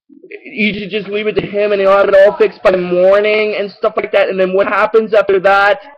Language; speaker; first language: English; native; English